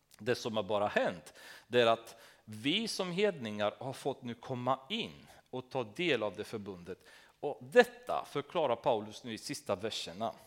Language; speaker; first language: Swedish; non-native, fluent; Romanian